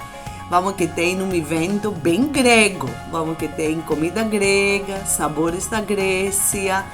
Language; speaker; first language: Portuguese; non-native, fluent; Greek